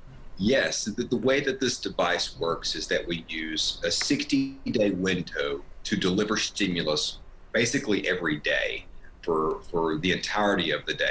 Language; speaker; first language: English; native; English